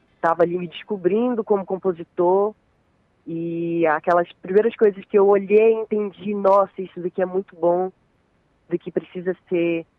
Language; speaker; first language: Portuguese; native; Portuguese